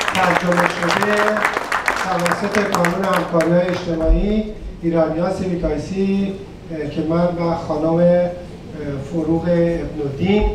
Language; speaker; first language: Persian; native; Persian